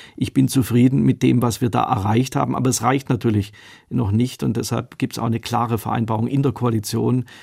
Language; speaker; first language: German; native; German